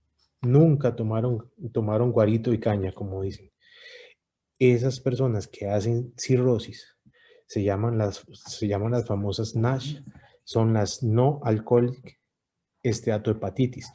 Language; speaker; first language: Spanish; native; Spanish